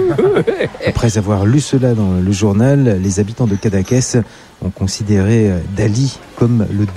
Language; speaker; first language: French; native; French